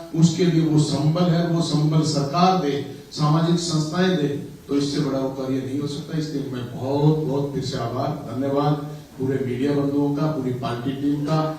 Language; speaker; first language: Hindi; native; Hindi